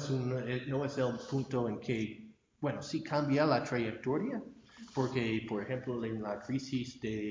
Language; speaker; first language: Spanish; non-native, fluent; English